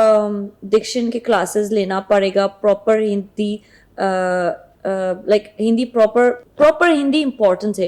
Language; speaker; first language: Hindi; non-native, learner; Arabic